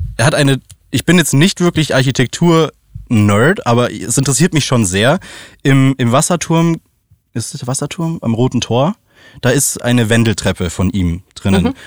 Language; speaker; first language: German; native; German